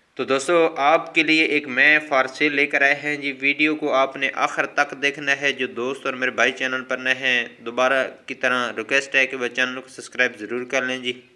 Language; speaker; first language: Urdu; non-native, local second language; Punjabi